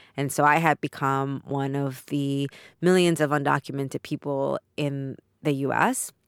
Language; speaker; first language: English; early bilingual, other home language; Spanish